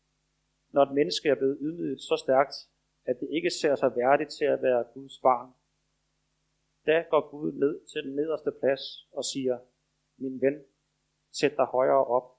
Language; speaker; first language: Danish; native; Danish